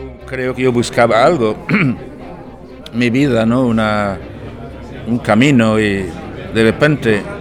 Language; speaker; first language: Spanish; non-native, fluent; English